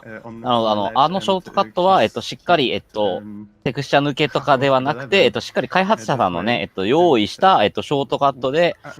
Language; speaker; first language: Japanese; native; Japanese